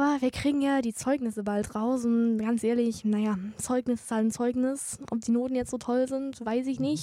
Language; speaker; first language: German; native; German